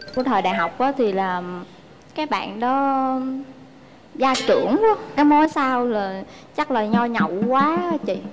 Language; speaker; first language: Vietnamese; native; Vietnamese